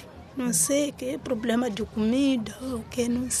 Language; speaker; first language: Portuguese; non-native, local second language; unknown